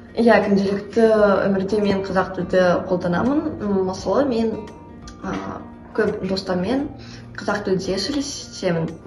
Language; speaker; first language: Kazakh; non-native, local second language; Russian